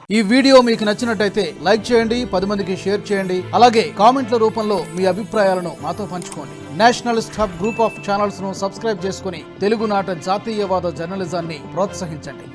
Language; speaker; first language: Telugu; native; Telugu